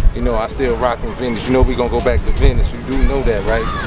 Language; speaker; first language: English; native; English